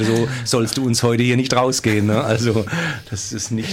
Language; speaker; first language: German; native; German